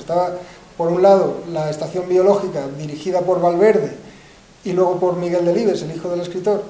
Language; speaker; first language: Spanish; native; Spanish